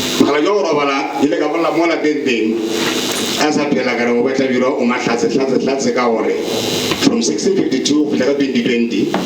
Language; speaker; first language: Northern Sotho; native; Northern Sotho